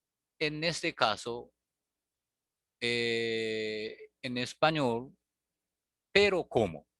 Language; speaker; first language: Spanish; non-native, learner; Japanese